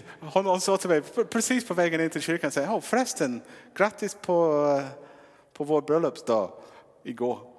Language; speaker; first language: Swedish; non-native, fluent; English